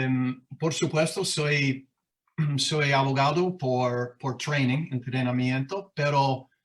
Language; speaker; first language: Spanish; non-native, fluent; English